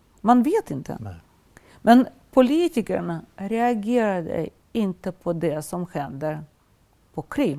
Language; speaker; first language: Swedish; non-native, fluent; Russian